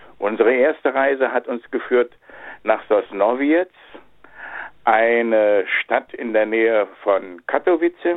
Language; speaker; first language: German; native; German